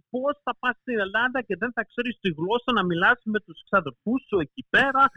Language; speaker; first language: Greek; early bilingual, heritage; Greek